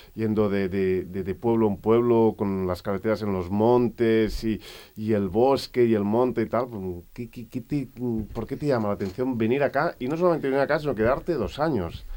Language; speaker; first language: Spanish; non-native, local second language; Catalan